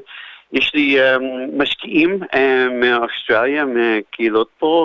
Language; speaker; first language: Hebrew; non-native, fluent; English